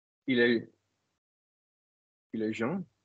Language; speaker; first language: French; non-native, learner; English